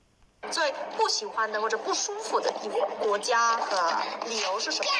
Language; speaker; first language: Chinese; non-native, fluent; Korean